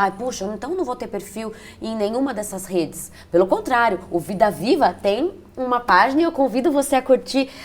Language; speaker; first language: Portuguese; native; Portuguese